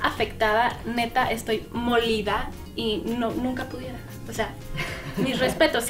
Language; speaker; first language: Spanish; native; Spanish